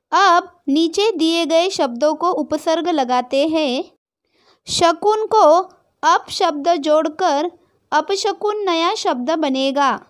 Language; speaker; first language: Hindi; non-native, local second language; Marathi